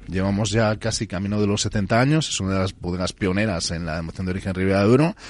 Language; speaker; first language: Spanish; native; Spanish